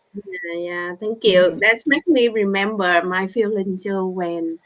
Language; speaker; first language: English; non-native, learner; Vietnamese